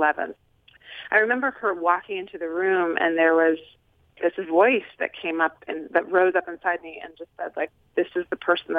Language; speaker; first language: English; native; English